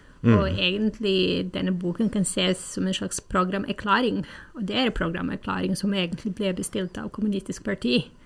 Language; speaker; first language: Norwegian; non-native, fluent; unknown